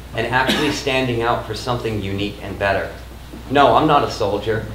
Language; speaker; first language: English; native; English